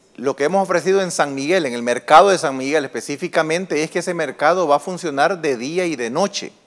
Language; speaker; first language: Spanish; native; Spanish